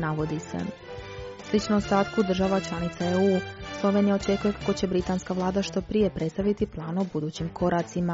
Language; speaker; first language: Croatian; native; Croatian